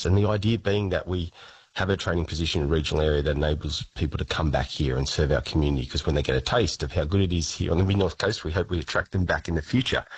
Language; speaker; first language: English; native; English